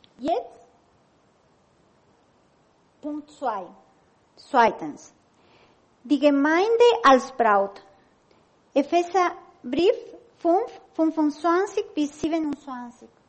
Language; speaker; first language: German; non-native, learner; Spanish